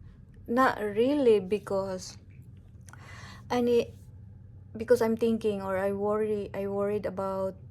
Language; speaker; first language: English; non-native, local second language; Cebuano